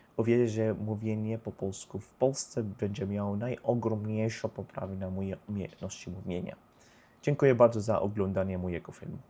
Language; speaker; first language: Polish; non-native, learner; Arabic